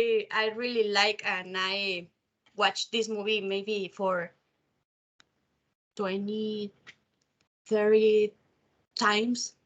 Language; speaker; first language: English; non-native, learner; Spanish